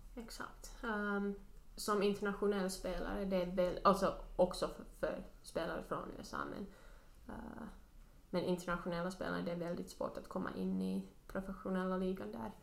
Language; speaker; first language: Swedish; non-native, local second language; Finnish